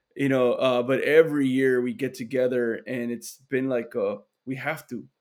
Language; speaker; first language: English; native; English